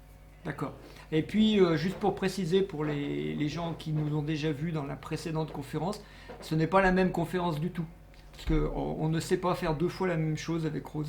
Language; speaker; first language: French; native; French